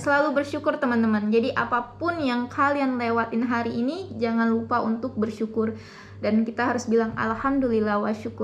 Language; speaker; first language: Indonesian; non-native, learner; Arabic